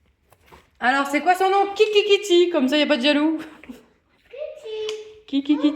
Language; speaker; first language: French; native; French